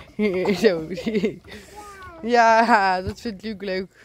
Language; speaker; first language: Dutch; native; Dutch